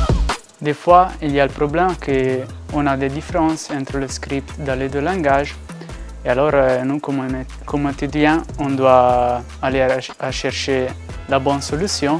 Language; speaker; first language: French; non-native, local second language; Italian